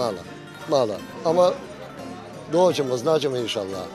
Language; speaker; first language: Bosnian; early bilingual, heritage; Bosnian